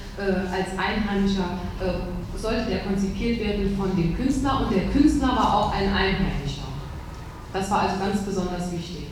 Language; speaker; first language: German; native; German